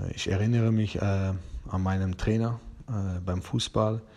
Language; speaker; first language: German; non-native, learner; Persian